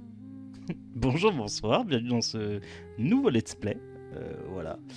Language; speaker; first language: French; native; French